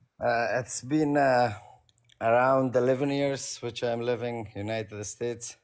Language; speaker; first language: English; non-native, fluent; Persian